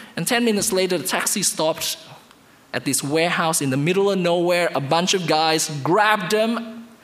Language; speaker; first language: English; non-native, fluent; Indonesian